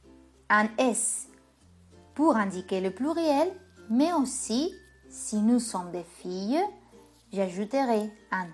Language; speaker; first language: French; non-native, fluent; Spanish